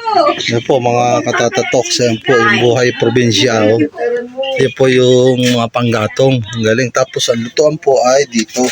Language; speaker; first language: Filipino; non-native, local second language; Bikol